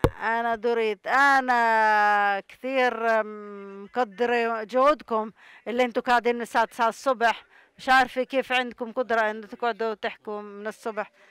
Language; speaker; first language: Arabic; non-native, local second language; Hebrew